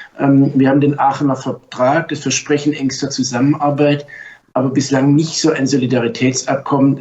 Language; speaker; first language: German; native; German